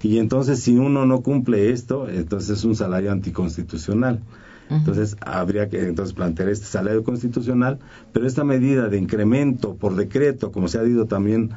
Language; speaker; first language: Spanish; native; Spanish